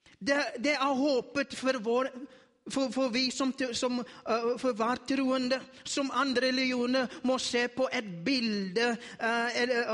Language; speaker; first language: Norwegian; non-native, learner; Afrikaans